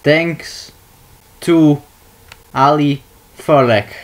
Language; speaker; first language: English; non-native, learner; Dutch